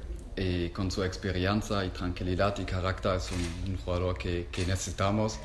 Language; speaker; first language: Spanish; non-native, fluent; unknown